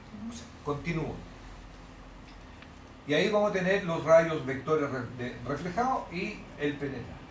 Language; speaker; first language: Spanish; native; Spanish